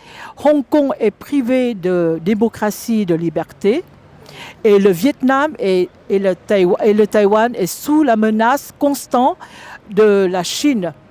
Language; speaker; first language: French; non-native, fluent; Vietnamese